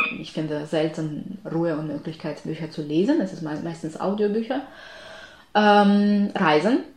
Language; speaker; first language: German; non-native, fluent; Ukrainian